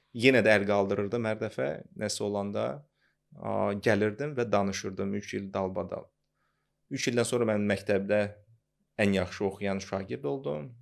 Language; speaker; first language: Azerbaijani; non-native, local second language; Russian